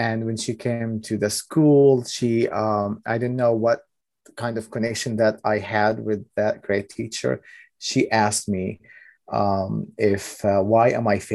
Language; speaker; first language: English; non-native, fluent; Arabic